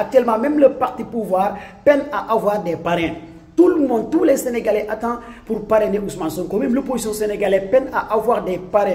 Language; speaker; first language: French; non-native, local second language; Wolof